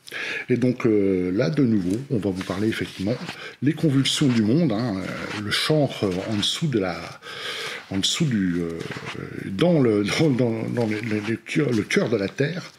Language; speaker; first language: French; native; French